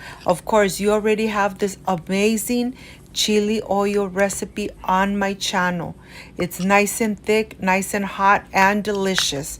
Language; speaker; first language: English; non-native, fluent; Spanish